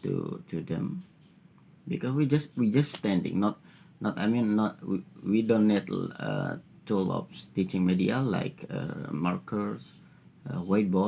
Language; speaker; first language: English; non-native, learner; Indonesian